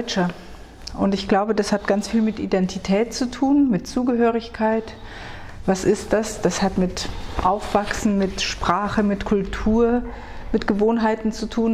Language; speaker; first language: German; early bilingual, other home language; Hebrew